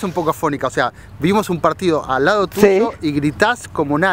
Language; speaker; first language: Spanish; native; Spanish